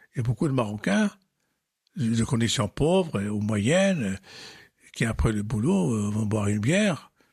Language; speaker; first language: French; non-native, local second language; Arabic